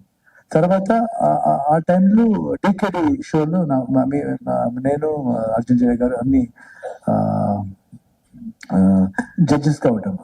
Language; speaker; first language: Telugu; non-native, learner; Kannada